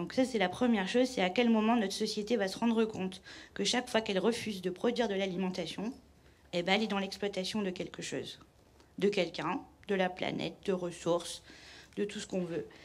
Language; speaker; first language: French; native; French